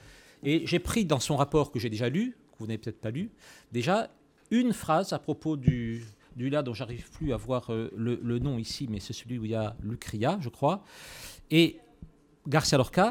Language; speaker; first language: French; native; French